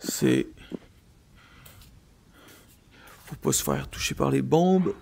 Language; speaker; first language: French; native; French